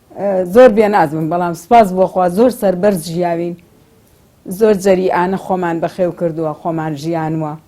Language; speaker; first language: Central Kurdish; native; Central Kurdish